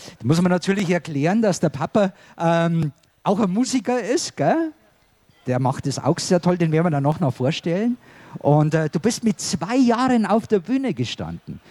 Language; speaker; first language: German; native; German